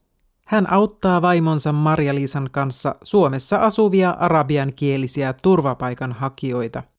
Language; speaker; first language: Finnish; native; Finnish